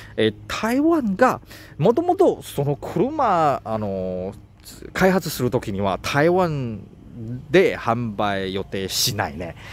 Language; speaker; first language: Japanese; non-native, learner; Chinese